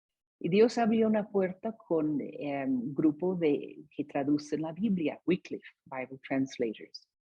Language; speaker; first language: Spanish; non-native, fluent; English